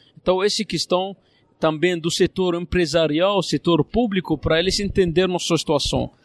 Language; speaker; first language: Portuguese; non-native, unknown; Arabic